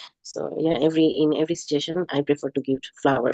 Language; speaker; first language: English; non-native, learner; Bangla